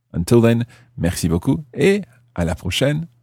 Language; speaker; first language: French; non-native, fluent; English